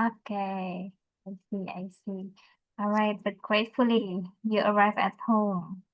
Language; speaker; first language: English; non-native, fluent; Indonesian